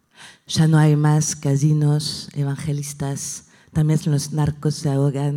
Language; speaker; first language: Spanish; non-native, fluent; French